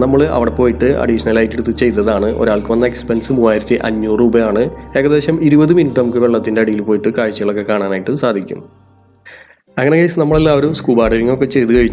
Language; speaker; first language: Malayalam; native; Malayalam